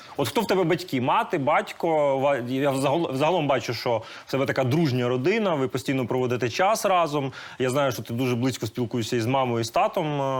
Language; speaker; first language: Ukrainian; native; Ukrainian